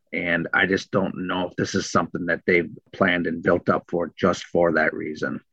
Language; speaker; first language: English; native; English